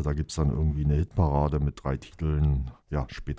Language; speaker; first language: German; native; German